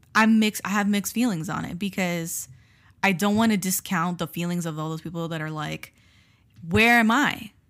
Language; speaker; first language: English; early bilingual, other home language; Spanish